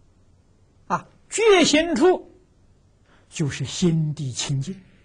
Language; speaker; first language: Chinese; native; Chinese